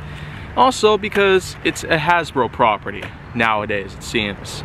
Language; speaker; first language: English; native; English